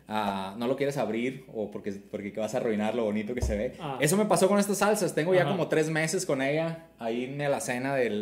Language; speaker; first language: Spanish; native; Spanish